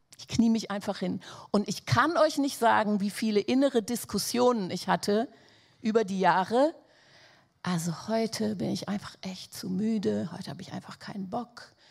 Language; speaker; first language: German; non-native, fluent; Portuguese